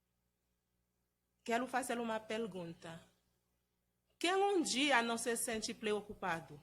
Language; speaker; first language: Portuguese; non-native, fluent; Haitian Creole